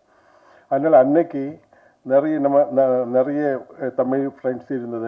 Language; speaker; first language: Tamil; non-native, learner; Malayalam